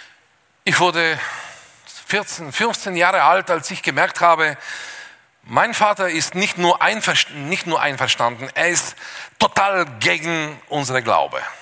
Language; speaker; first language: German; non-native, fluent; Bulgarian